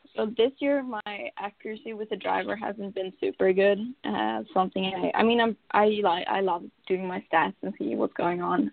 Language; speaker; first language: English; non-native, fluent; Swedish